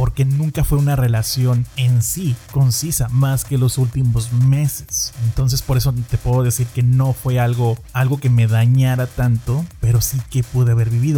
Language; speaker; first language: Spanish; native; Spanish